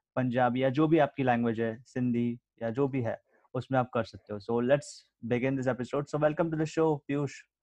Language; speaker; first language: Hindi; native; Hindi